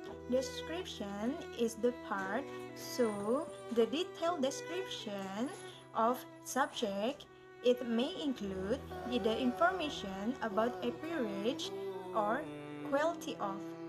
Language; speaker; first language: English; non-native, learner; Indonesian